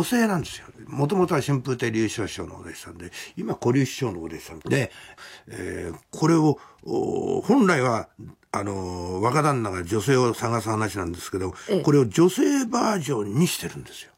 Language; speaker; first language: Japanese; native; Japanese